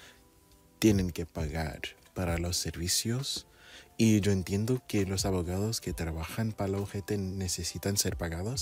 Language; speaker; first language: Spanish; non-native, fluent; English